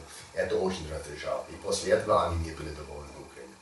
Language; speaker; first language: Russian; non-native, learner; English